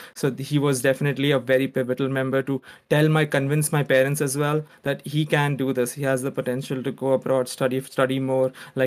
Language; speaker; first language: English; non-native, local second language; Gujarati